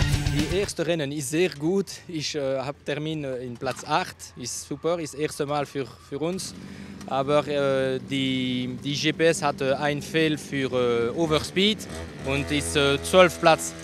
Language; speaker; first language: German; non-native, learner; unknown